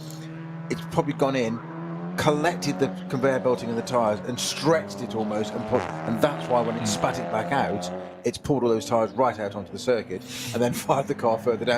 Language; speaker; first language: English; native; English